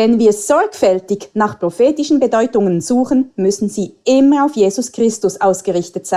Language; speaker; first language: German; native; German